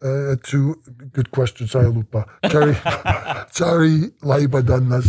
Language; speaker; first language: Indonesian; non-native, learner; English